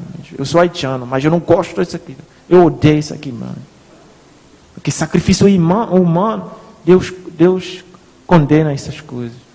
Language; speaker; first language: Portuguese; non-native, fluent; Haitian Creole